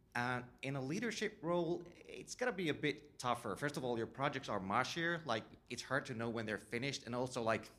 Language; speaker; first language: English; non-native, fluent; Finnish